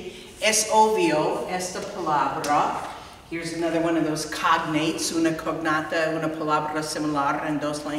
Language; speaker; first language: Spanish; non-native, fluent; English